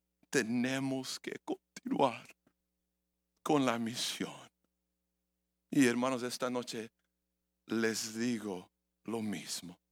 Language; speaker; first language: Spanish; early bilingual, heritage; English